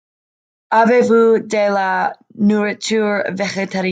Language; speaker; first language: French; non-native, learner; English